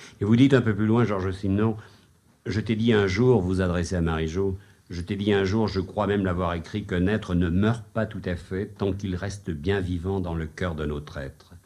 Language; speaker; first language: French; native; French